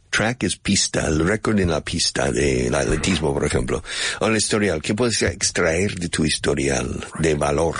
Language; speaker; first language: Spanish; non-native, fluent; English